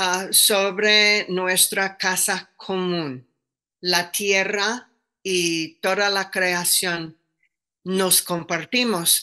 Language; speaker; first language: Spanish; non-native, fluent; English